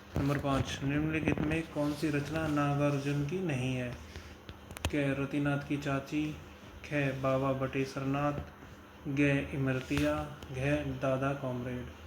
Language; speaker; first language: Hindi; native; Hindi